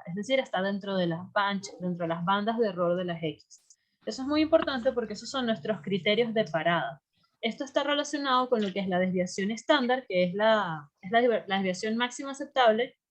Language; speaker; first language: Spanish; native; Spanish